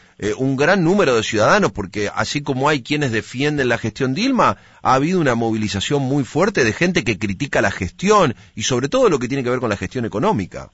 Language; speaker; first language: Spanish; native; Spanish